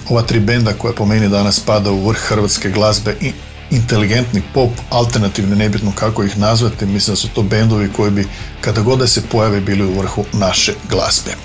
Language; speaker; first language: Croatian; native; Croatian